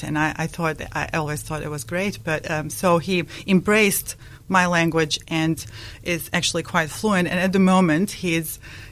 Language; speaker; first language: English; non-native, fluent; Bosnian